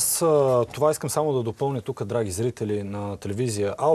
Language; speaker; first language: Bulgarian; native; Bulgarian